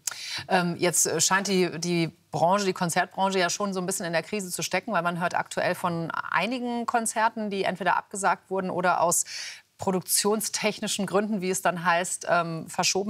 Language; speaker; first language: German; native; German